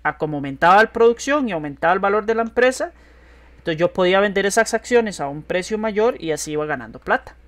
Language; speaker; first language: Spanish; native; Spanish